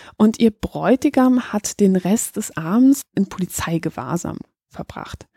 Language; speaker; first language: German; early bilingual, other home language; Polish